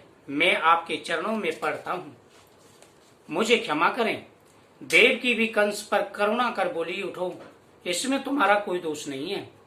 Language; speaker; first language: Hindi; native; Hindi